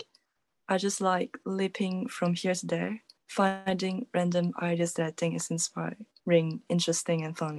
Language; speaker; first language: English; non-native, local second language; Chinese